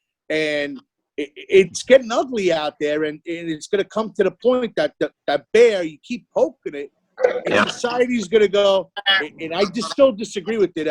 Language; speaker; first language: English; native; English